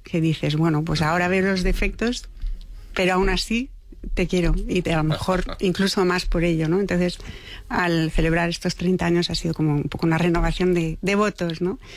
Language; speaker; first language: Spanish; non-native, fluent; French